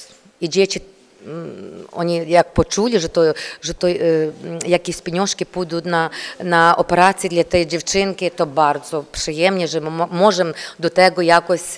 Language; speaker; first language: Polish; non-native, learner; Ukrainian